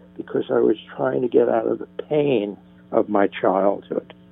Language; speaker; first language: English; native; English